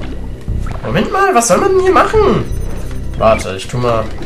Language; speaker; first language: German; native; German